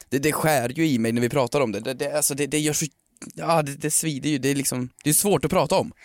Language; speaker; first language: Swedish; native; Swedish